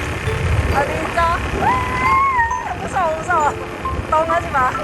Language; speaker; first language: Korean; non-native, fluent; Thai